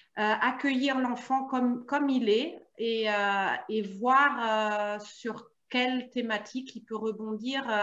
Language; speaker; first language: French; non-native, fluent; German